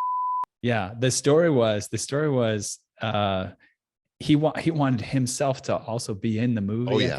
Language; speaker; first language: English; native; English